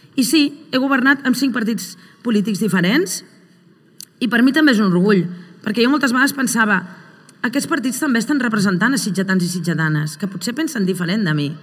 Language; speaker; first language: Catalan; native; Catalan